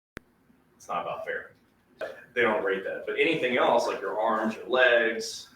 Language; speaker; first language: English; native; English